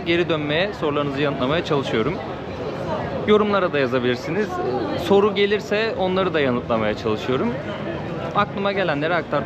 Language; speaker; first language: Turkish; native; Turkish